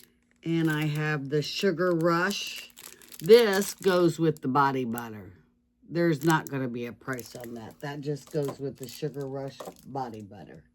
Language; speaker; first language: English; native; English